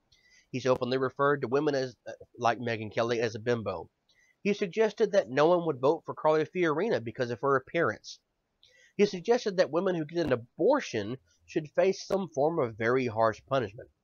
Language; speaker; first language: English; native; English